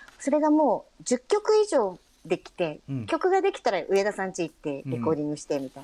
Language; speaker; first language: Japanese; native; Japanese